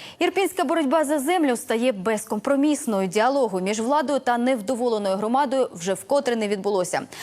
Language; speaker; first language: Ukrainian; native; Ukrainian